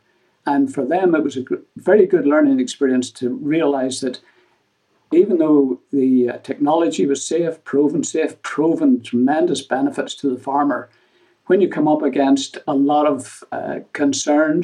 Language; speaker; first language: English; native; English